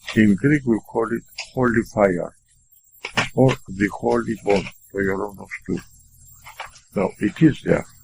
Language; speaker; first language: English; non-native, fluent; Greek